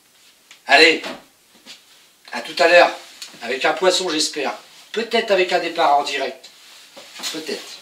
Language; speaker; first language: French; native; French